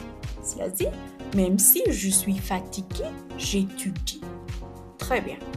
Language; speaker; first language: French; non-native, fluent; Amharic